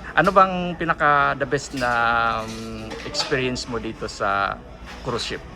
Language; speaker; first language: Filipino; native; Filipino